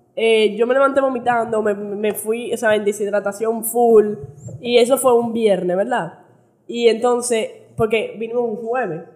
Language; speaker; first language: Spanish; early bilingual, heritage; Spanish